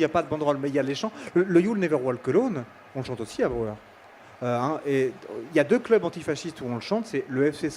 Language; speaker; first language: French; native; French